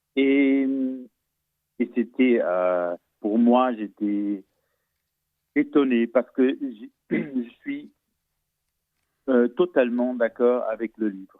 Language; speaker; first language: French; non-native, fluent; Portuguese